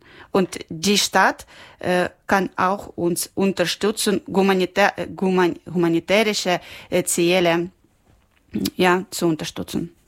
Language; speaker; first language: German; non-native, learner; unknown